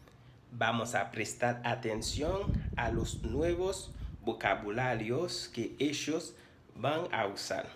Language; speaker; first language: Spanish; non-native, fluent; Haitian Creole